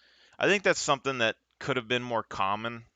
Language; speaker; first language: English; native; English